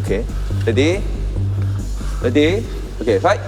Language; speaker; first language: Korean; native; Korean